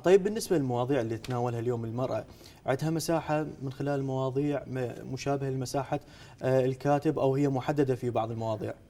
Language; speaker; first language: Arabic; native; Arabic